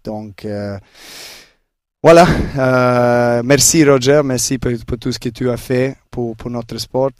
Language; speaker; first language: French; non-native, learner; Serbian